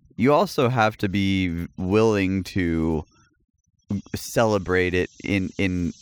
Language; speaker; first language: English; native; English